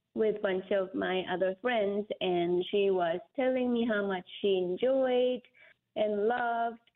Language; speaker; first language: English; non-native, fluent; Korean